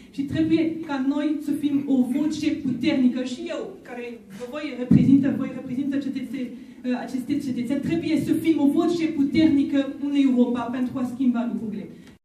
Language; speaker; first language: Romanian; non-native, fluent; French